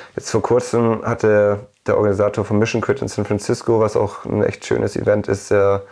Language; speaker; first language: German; native; German